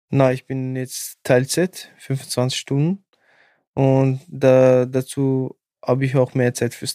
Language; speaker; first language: German; non-native, fluent; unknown